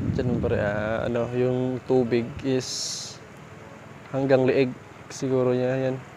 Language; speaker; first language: Filipino; non-native, local second language; Cebuano